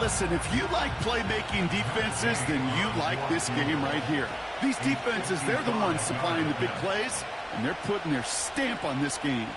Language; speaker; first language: English; native; English